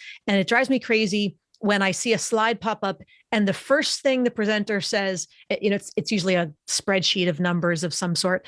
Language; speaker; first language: English; native; English